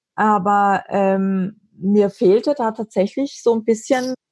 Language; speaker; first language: German; native; German